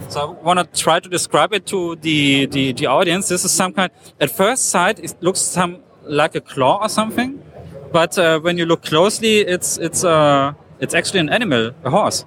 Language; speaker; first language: English; non-native, fluent; German